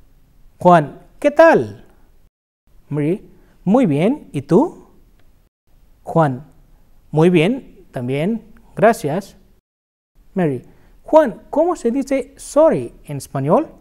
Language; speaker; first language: Spanish; non-native, fluent; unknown